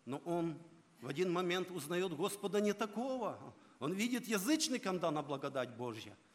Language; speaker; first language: Russian; non-native, local second language; Ukrainian